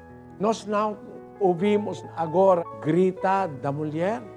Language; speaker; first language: Portuguese; non-native, learner; Filipino